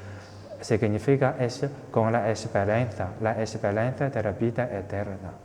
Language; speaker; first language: Spanish; non-native, fluent; Chinese